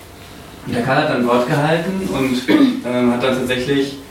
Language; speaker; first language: German; native; German